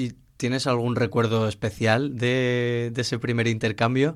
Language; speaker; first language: Spanish; native; Spanish